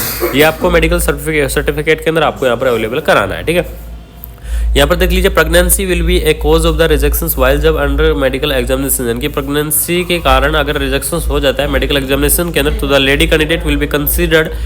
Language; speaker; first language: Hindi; native; Hindi